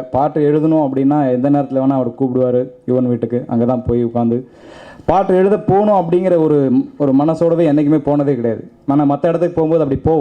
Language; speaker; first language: Tamil; native; Tamil